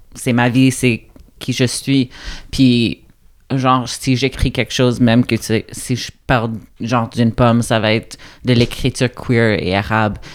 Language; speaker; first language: French; non-native, local second language; English